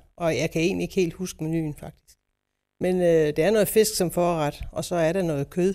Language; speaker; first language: Danish; native; Danish